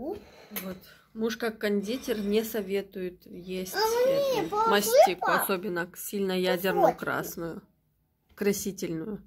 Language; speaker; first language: Russian; native; Russian